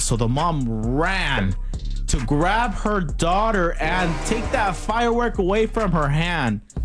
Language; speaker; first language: English; early bilingual, other home language; Spanish